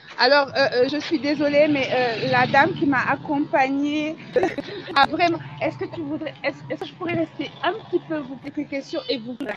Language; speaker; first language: French; native; French